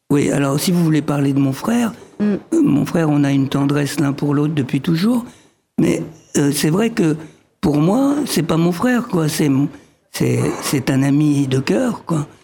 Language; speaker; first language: French; early bilingual, other home language; Arabic